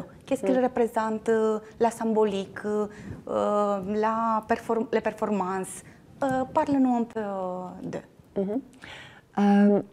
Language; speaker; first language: French; non-native, fluent; Romanian